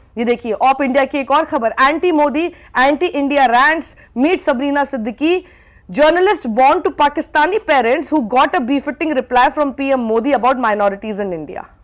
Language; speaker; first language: Hindi; native; Hindi